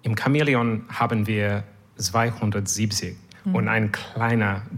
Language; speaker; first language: German; non-native, learner; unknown